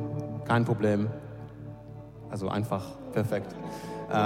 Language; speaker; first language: German; non-native, learner; English